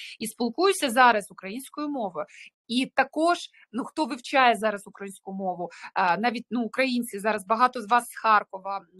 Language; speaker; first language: Ukrainian; non-native, local second language; Russian